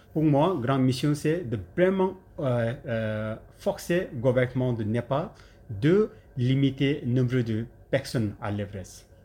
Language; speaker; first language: French; non-native, learner; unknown